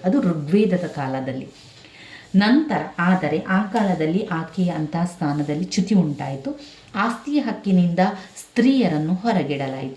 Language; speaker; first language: Kannada; native; Kannada